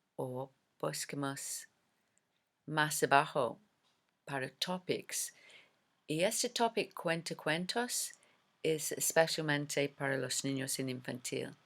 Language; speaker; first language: Spanish; non-native, learner; English